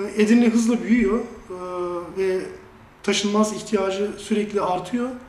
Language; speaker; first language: Turkish; early bilingual, heritage; Turkish